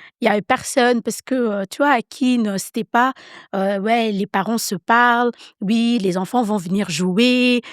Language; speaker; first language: French; early bilingual, other home language; Lingala